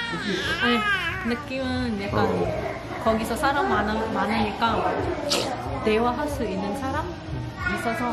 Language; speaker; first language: Korean; non-native, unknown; Indonesian